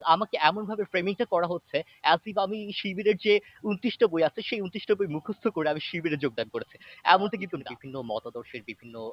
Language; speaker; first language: Bangla; non-native, local second language; Chakma